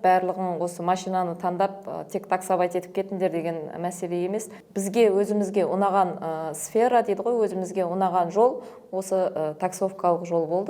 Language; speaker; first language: Kazakh; native; Kazakh